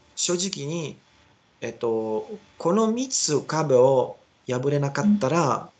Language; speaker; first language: Japanese; non-native, learner; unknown